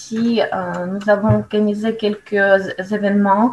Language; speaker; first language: French; non-native, fluent; Russian